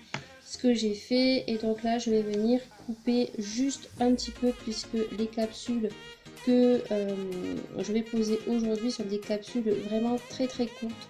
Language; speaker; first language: French; native; French